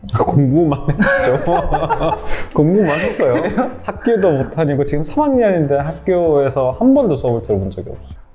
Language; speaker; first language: Korean; non-native, fluent; Persian